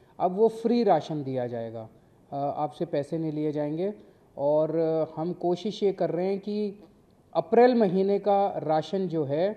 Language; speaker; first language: Hindi; native; Hindi